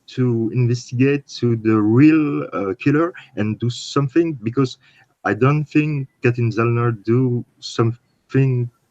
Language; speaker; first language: English; non-native, learner; French